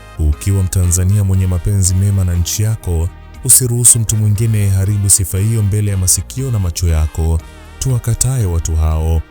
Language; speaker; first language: Swahili; native; Swahili